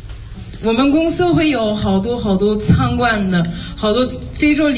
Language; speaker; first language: Chinese; non-native, fluent; French